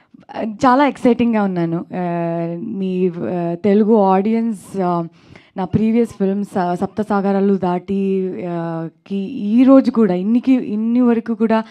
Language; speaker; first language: Telugu; non-native, local second language; Kannada